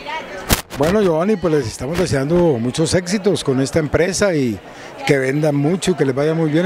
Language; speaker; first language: Spanish; native; Spanish